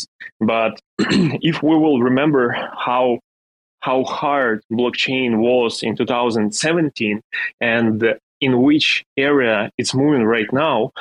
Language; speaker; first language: English; non-native, fluent; Ukrainian